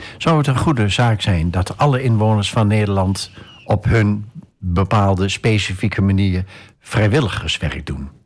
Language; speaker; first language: Dutch; native; Dutch